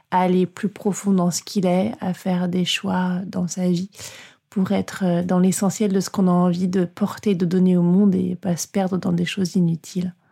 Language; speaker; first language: French; native; French